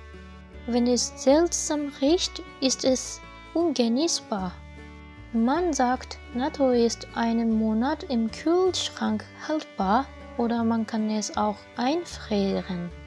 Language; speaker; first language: German; non-native, fluent; Japanese